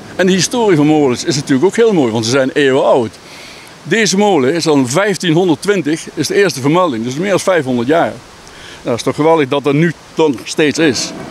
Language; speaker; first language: Dutch; native; Dutch